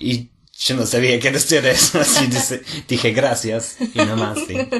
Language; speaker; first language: Spanish; non-native, fluent; English